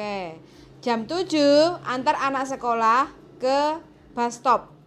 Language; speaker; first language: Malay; non-native, local second language; Javanese